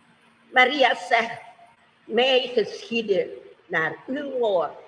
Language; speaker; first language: Dutch; non-native, fluent; Indonesian